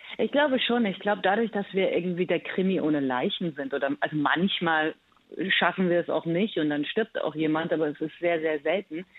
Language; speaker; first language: German; early bilingual, other home language; Persian